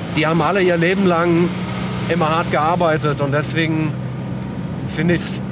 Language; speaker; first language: German; non-native, local second language; Italian